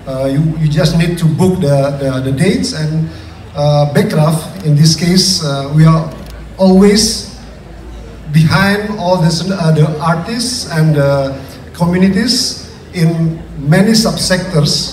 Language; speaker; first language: English; non-native, fluent; Indonesian